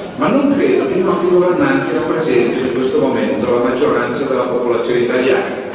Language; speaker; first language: Italian; native; Italian